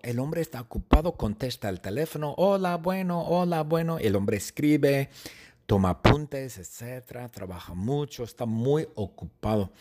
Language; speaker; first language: Spanish; non-native, fluent; English